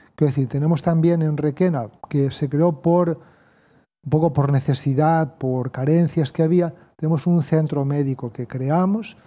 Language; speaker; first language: Spanish; native; Spanish